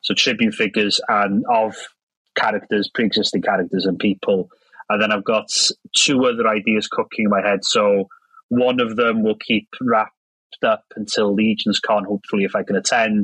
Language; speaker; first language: English; non-native, local second language; Welsh